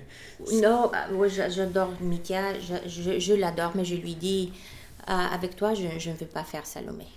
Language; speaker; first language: French; non-native, fluent; Bulgarian